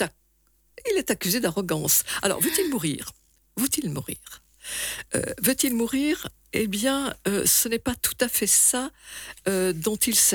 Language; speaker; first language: French; native; French